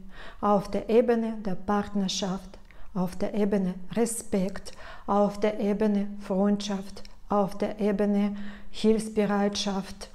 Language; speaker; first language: German; non-native, fluent; Russian